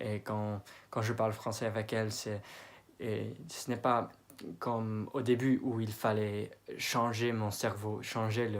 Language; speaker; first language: French; non-native, fluent; English